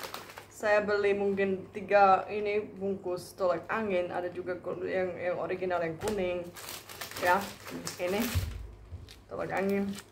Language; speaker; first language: Indonesian; non-native, fluent; Czech